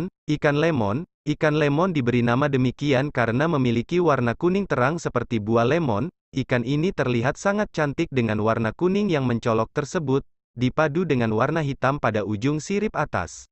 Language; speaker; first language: Indonesian; native; Indonesian